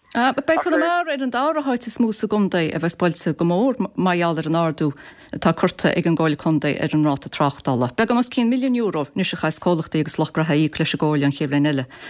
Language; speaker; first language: Irish; native; Irish